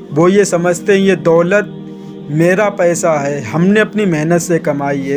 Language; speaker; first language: Urdu; native; Urdu